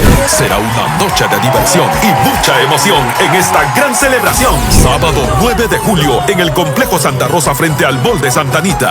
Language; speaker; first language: Spanish; native; Spanish